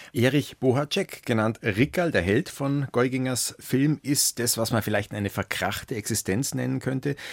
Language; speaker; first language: German; native; German